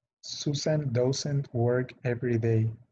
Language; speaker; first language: English; non-native, fluent; Spanish